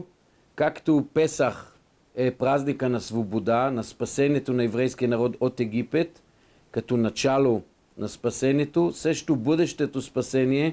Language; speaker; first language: Bulgarian; non-native, fluent; Hebrew